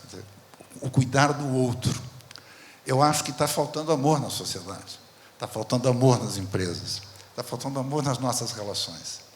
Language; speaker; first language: Portuguese; native; Portuguese